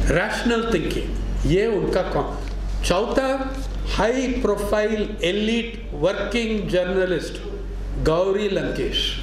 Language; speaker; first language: Hindi; non-native, local second language; Telugu